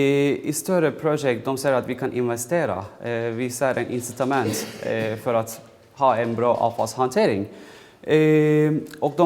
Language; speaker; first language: Swedish; non-native, fluent; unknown